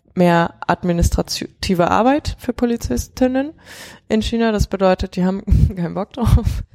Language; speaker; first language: German; early bilingual, heritage; Chinese